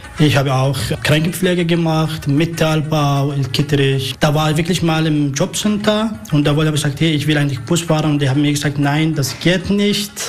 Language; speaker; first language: German; non-native, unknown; Arabic